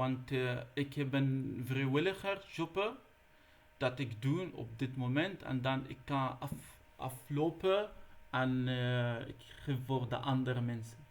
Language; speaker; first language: Dutch; non-native, learner; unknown